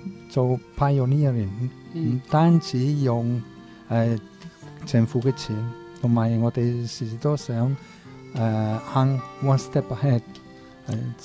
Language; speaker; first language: Cantonese; non-native, fluent; Italian